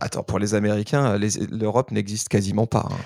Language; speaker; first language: French; native; French